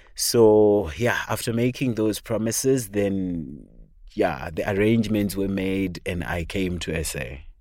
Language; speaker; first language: English; non-native, local second language; Shona